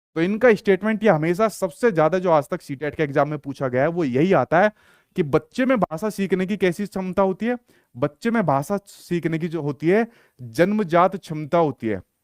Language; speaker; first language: Hindi; native; Hindi